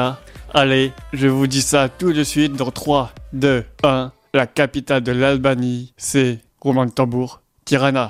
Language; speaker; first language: French; native; French